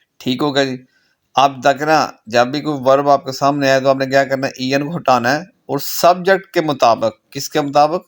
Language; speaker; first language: Urdu; non-native, local second language; Punjabi